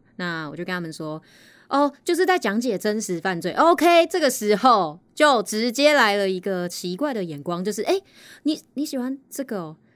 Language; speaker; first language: Chinese; native; Chinese